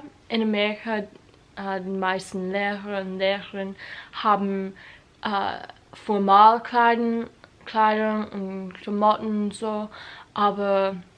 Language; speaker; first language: German; non-native, learner; English